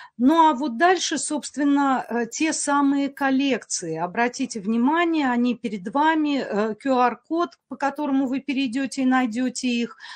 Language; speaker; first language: Russian; native; Russian